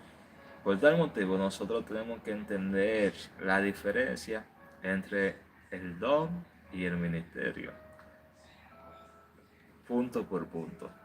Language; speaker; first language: Spanish; native; Spanish